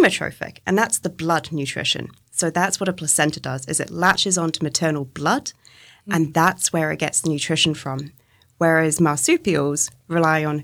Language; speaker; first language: English; native; English